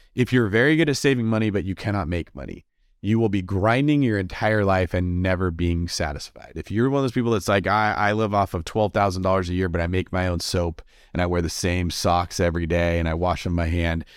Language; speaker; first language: English; native; English